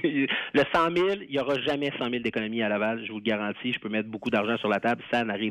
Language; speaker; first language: French; native; French